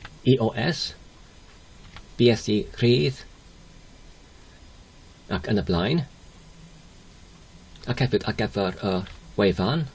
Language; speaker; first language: Welsh; non-native, learner; English